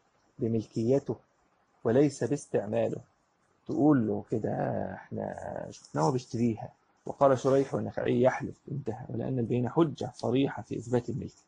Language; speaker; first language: Arabic; native; Arabic